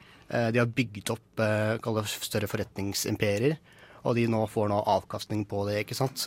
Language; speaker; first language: Norwegian; native; Norwegian